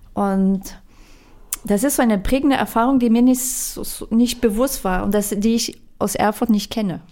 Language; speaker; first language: German; non-native, fluent; French